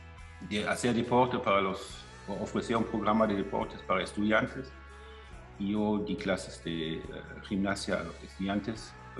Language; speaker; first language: Spanish; non-native, fluent; German